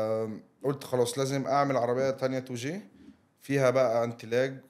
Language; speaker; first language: Arabic; native; Arabic